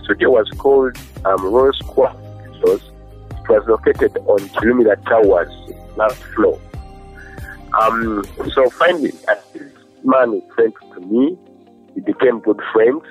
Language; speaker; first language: English; non-native, local second language; Ganda